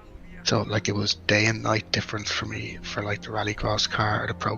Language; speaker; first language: English; native; English